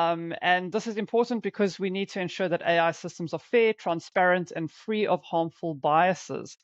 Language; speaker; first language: English; native; English